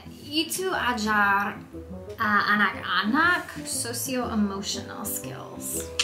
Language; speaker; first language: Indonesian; non-native, learner; English